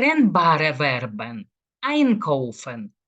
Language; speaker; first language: German; non-native, fluent; Lithuanian